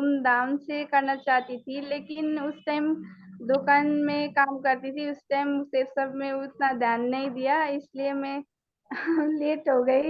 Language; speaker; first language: Hindi; non-native, local second language; Nepali